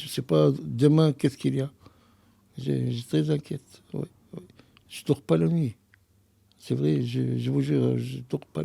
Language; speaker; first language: French; non-native, learner; Arabic